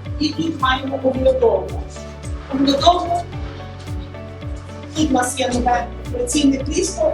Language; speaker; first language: Ukrainian; native; Ukrainian